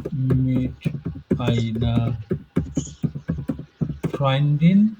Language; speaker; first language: German; non-native, fluent; Bangla